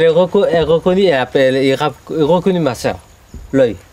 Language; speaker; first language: French; early bilingual, heritage; Vietnamese